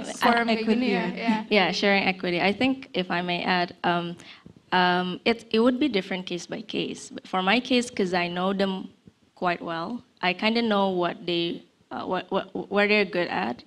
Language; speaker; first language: English; non-native, fluent; Indonesian